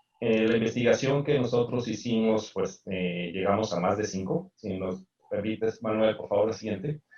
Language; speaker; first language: Spanish; native; Spanish